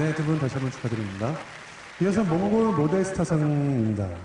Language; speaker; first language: Korean; native; Korean